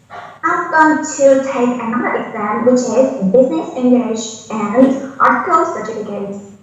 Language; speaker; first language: English; non-native, learner; Chinese